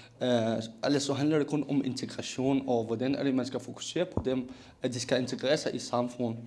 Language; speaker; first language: Danish; non-native, local second language; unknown